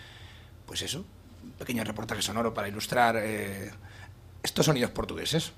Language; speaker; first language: Spanish; native; Spanish